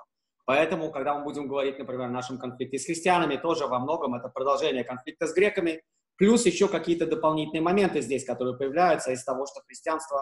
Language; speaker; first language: Russian; native; Russian